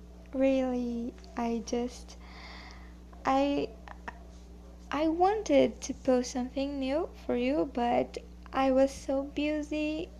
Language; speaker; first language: English; non-native, learner; Portuguese